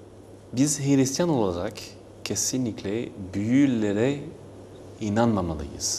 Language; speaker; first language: Turkish; non-native, learner; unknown